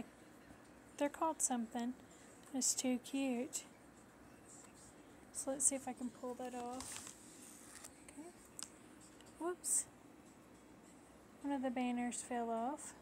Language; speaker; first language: English; native; English